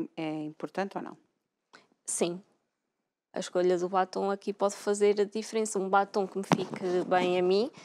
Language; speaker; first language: Portuguese; native; Portuguese